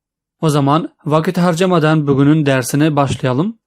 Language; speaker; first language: Turkish; non-native, fluent; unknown